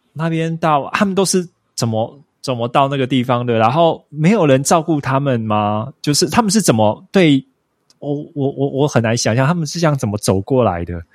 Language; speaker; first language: Chinese; native; Chinese